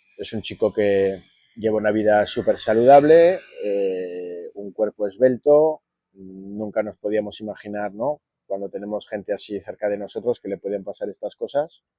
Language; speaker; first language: Spanish; native; Spanish